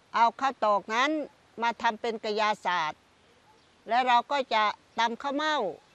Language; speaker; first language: Thai; non-native, local second language; Khmer